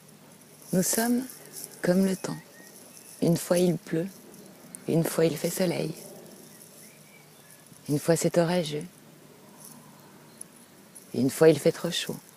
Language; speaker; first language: French; native; French